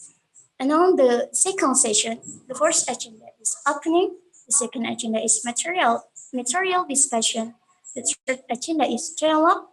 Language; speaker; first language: English; non-native, learner; Indonesian